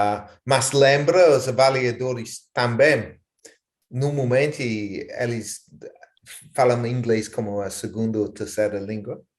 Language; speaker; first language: Portuguese; non-native, fluent; English